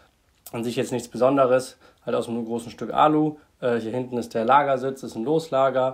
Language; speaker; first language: German; native; German